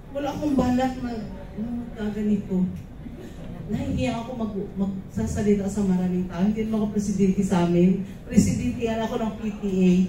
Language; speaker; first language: Filipino; non-native, local second language; Cebuano